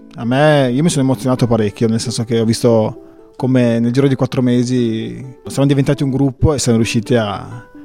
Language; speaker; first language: Italian; native; Italian